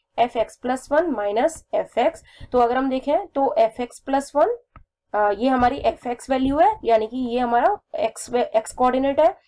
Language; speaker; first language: Hindi; native; Hindi